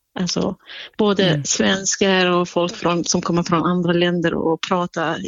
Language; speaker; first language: Swedish; non-native, fluent; Central Kurdish